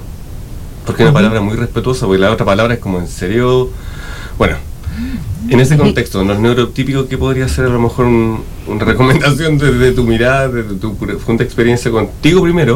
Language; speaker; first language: Spanish; native; Spanish